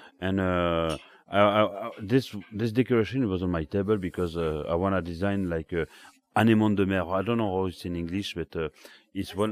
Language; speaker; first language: English; non-native, learner; French